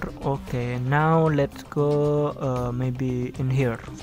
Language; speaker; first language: English; non-native, learner; Indonesian